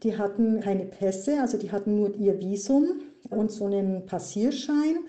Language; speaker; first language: German; native; German